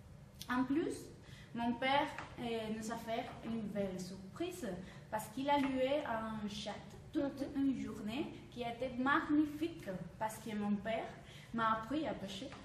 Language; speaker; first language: French; non-native, learner; Spanish